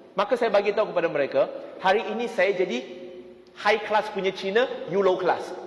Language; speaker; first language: Malay; non-native, local second language; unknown